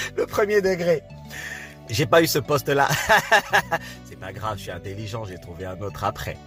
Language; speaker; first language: French; non-native, fluent; Lingala